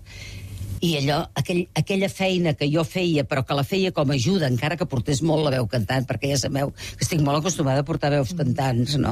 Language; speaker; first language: Catalan; native; Catalan